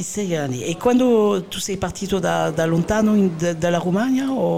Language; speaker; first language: Italian; non-native, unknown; French